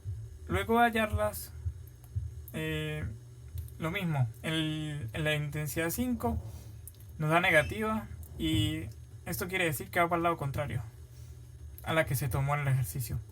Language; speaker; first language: Spanish; native; Spanish